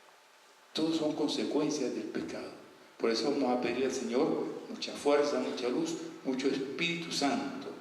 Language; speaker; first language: Spanish; native; Spanish